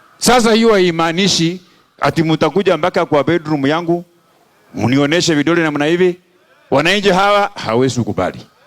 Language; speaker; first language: Swahili; non-native, local second language; Luyia